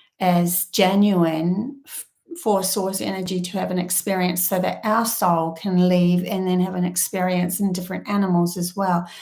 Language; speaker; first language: English; native; English